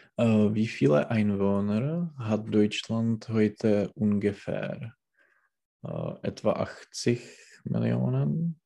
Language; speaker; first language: German; non-native, learner; Czech